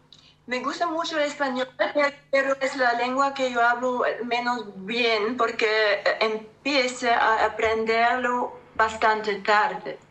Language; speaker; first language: Spanish; non-native, learner; German